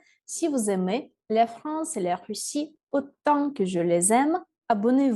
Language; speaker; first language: French; non-native, fluent; Russian